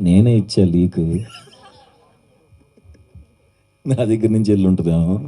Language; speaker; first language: Telugu; native; Telugu